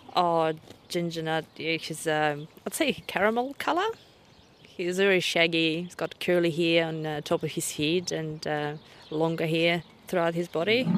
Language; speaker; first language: English; non-native, fluent; Russian